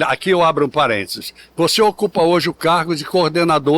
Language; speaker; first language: Portuguese; native; Portuguese